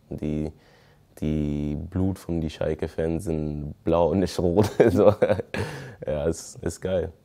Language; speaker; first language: German; non-native, fluent; English